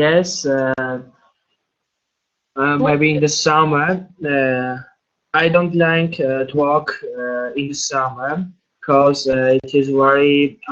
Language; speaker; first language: English; non-native, learner; Armenian